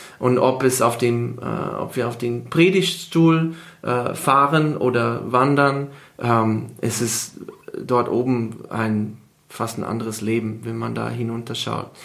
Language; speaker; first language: German; non-native, fluent; English